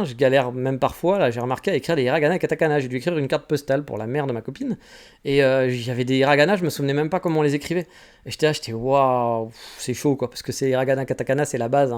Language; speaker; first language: French; native; French